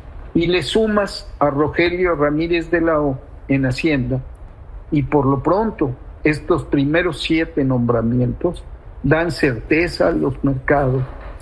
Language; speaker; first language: Spanish; native; Spanish